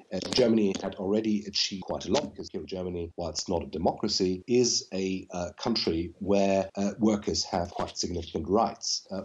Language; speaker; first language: English; non-native, fluent; German